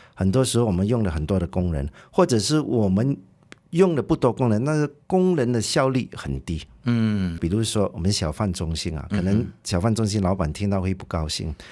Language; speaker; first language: Chinese; native; Chinese